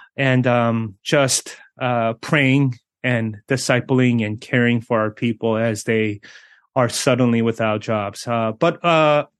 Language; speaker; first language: English; early bilingual, other home language; Korean